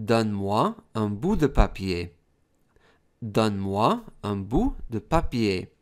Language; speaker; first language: French; non-native, fluent; English